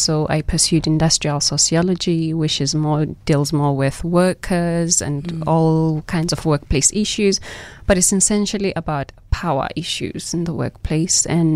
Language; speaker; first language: English; non-native, local second language; Xhosa